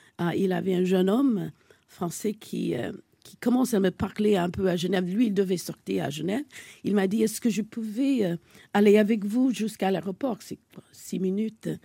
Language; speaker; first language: French; non-native, fluent; English